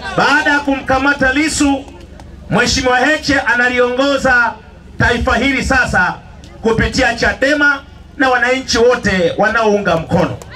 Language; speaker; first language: Swahili; native; Swahili